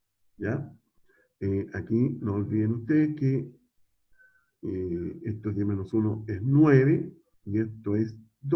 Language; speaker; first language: Spanish; native; Spanish